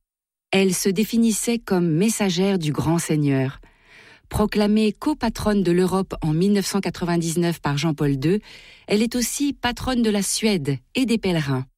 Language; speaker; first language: French; native; French